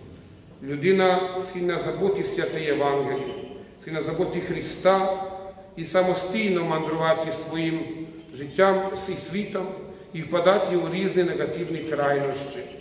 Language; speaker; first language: Ukrainian; non-native, fluent; Croatian